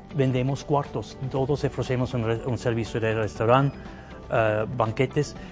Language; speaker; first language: Spanish; non-native, fluent; Swiss German